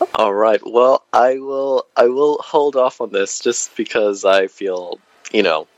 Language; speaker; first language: English; native; English